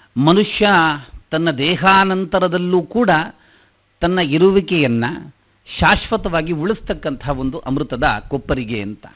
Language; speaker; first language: Kannada; non-native, local second language; Tulu